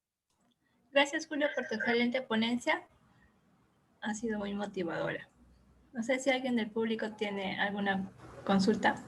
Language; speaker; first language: Spanish; native; Spanish